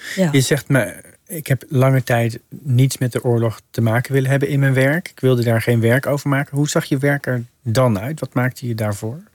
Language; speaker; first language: Dutch; native; Dutch